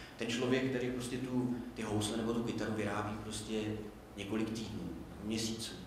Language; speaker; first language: Czech; native; Czech